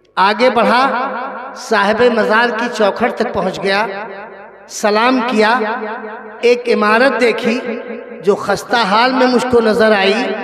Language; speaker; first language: Hindi; native; Hindi